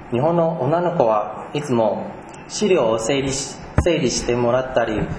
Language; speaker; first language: Japanese; non-native, fluent; Chinese